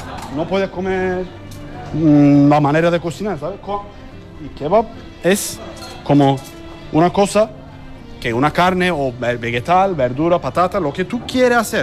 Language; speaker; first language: Spanish; non-native, learner; Turkish